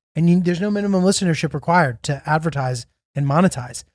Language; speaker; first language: English; early bilingual, other home language; Italian